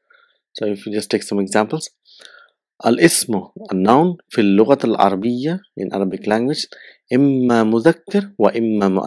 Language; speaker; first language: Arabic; non-native, fluent; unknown